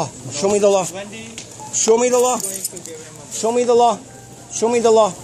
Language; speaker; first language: English; non-native, fluent; Punjabi